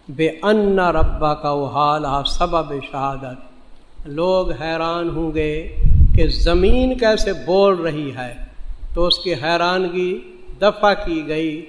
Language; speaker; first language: Urdu; non-native, local second language; Saraiki